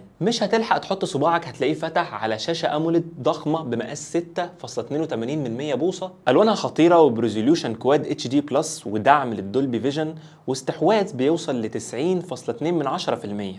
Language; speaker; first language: Arabic; native; Arabic